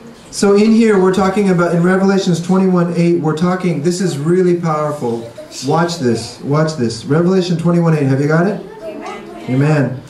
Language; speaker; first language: English; native; English